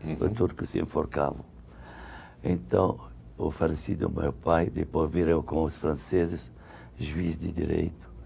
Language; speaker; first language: Portuguese; non-native, fluent; Arabic